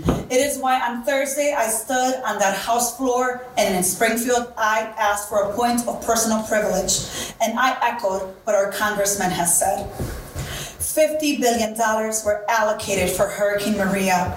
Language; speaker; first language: English; early bilingual, other home language; Spanish